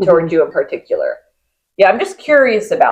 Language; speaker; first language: English; native; English